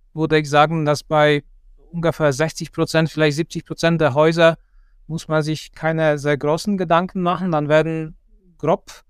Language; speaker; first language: German; non-native, fluent; Polish